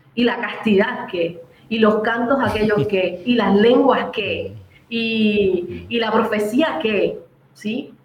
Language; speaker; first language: Spanish; native; Spanish